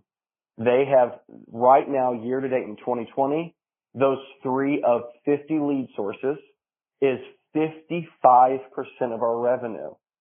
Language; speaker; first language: English; native; English